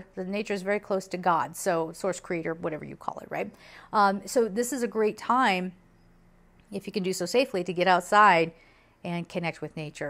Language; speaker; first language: English; native; English